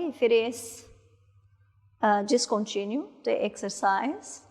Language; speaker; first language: English; non-native, fluent; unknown